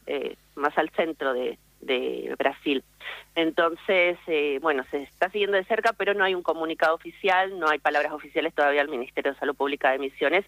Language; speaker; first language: Spanish; native; Spanish